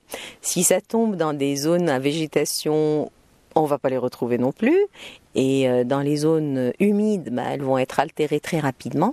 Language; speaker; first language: French; non-native, local second language; Arabic